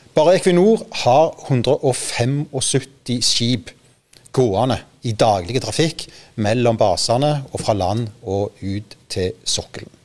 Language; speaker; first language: Norwegian; native; Norwegian